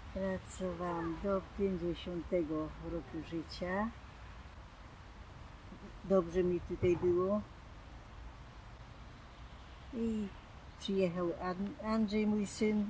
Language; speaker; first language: Polish; non-native, local second language; German